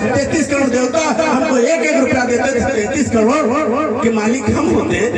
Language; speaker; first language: Hindi; native; Hindi